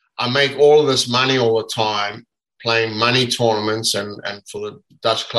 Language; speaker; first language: English; native; English